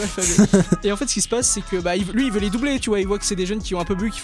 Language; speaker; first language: French; native; French